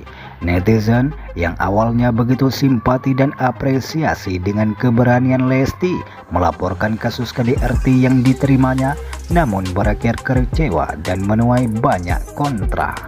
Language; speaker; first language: Indonesian; native; Indonesian